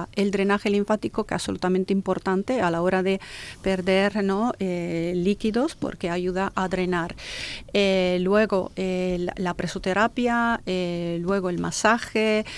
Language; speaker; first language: Spanish; non-native, fluent; Italian